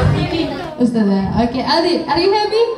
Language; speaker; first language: English; non-native, fluent; Indonesian